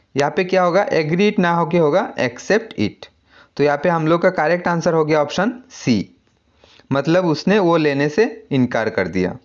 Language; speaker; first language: Hindi; non-native, local second language; Assamese